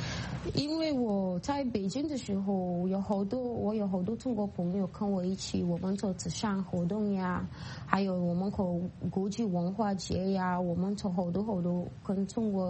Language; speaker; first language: Chinese; non-native, fluent; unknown